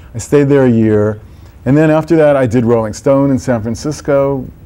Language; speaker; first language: English; native; English